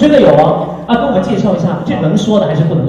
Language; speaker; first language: Chinese; native; Chinese